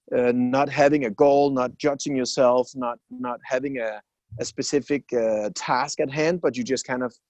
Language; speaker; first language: English; non-native, fluent; Danish